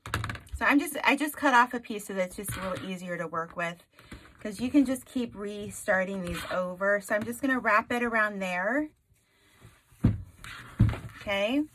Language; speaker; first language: English; native; English